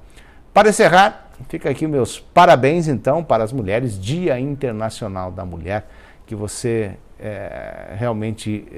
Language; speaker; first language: Portuguese; native; Portuguese